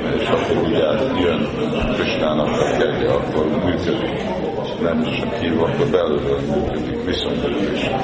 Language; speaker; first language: Hungarian; early bilingual, heritage; Hungarian